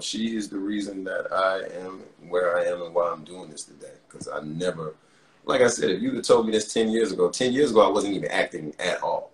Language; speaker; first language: English; native; English